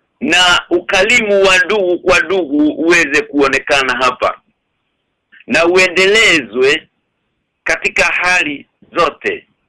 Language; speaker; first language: Swahili; native; Swahili